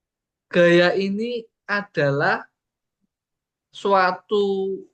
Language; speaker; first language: Indonesian; native; Indonesian